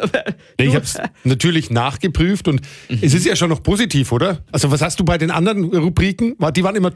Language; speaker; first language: German; native; German